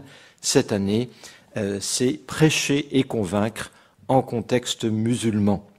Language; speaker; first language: French; native; French